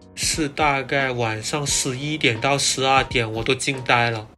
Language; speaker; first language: Chinese; non-native, local second language; Cantonese